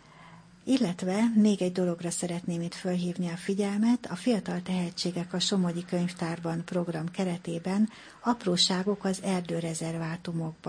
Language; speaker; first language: Hungarian; native; Hungarian